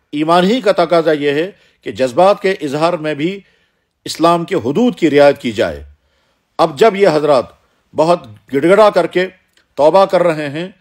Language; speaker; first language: Urdu; non-native, local second language; Kashmiri